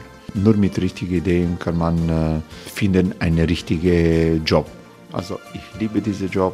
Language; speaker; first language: German; non-native, learner; Croatian